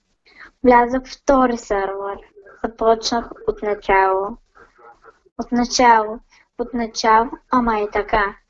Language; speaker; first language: Bulgarian; native; Bulgarian